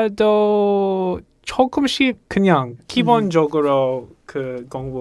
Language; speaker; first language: Korean; non-native, learner; English